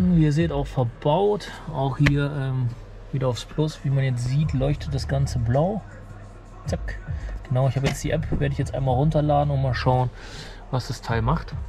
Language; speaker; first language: German; native; German